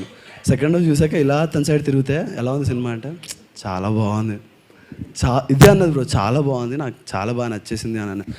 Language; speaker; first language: Telugu; native; Telugu